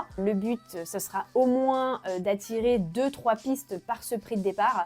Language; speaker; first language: French; native; French